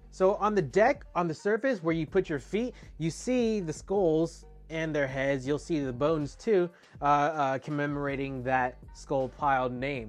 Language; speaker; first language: English; native; English